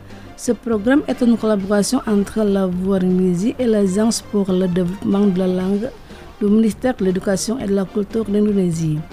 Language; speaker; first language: French; non-native, fluent; Indonesian